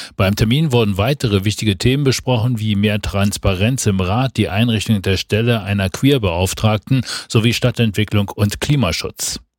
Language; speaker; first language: German; native; German